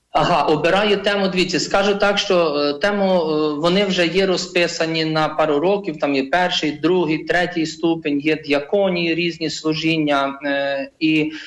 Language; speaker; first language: Ukrainian; non-native, fluent; Polish